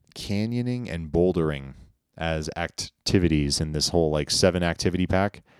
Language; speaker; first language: English; native; English